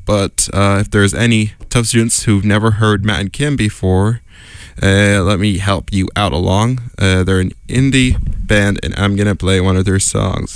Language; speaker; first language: English; native; English